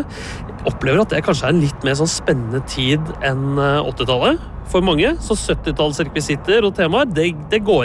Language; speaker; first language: Norwegian; native; Norwegian